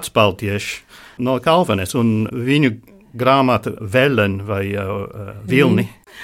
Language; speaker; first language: Latvian; non-native, learner; English